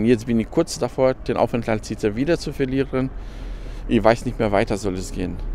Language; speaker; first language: German; non-native, fluent; Albanian